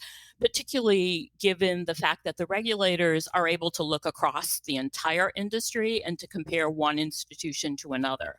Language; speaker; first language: English; native; English